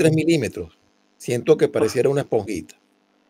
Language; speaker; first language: Spanish; native; Spanish